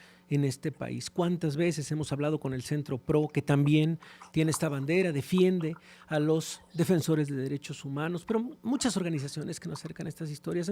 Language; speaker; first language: Spanish; native; Spanish